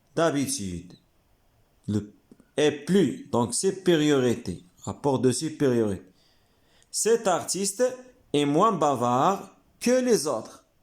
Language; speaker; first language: French; non-native, local second language; Arabic